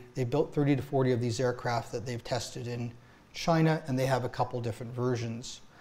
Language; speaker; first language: English; native; English